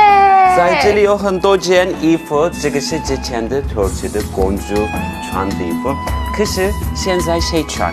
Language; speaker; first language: Chinese; non-native, fluent; Turkish